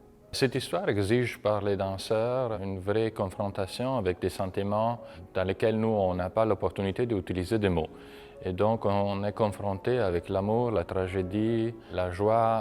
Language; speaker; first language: French; non-native, fluent; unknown